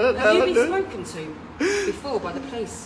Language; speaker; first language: English; native; English